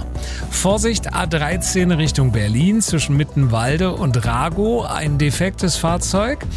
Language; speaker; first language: German; native; German